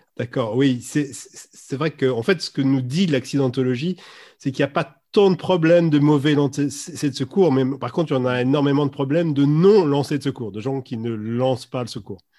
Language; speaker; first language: French; native; French